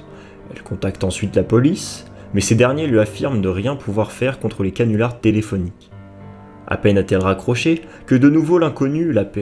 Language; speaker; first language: French; native; French